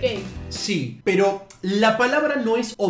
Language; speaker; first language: Spanish; native; Spanish